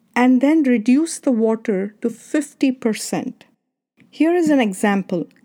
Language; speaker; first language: English; non-native, local second language; Kannada